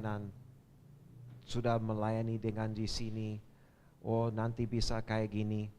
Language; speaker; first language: Indonesian; non-native, fluent; English